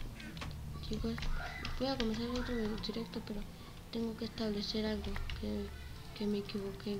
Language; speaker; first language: Spanish; native; Spanish